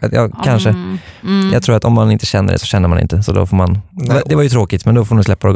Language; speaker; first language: Swedish; native; Swedish